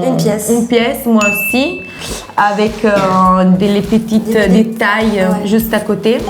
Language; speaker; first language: French; non-native, learner; Italian